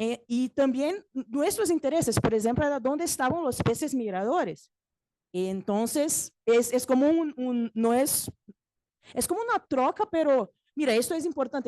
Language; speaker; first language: Spanish; non-native, fluent; Portuguese